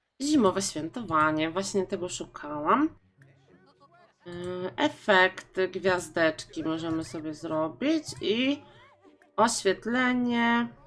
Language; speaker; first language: Polish; native; Polish